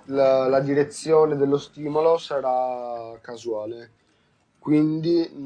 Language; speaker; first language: Italian; non-native, fluent; German